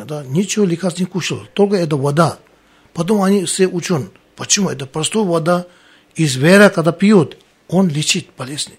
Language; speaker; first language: Russian; non-native, learner; Tibetan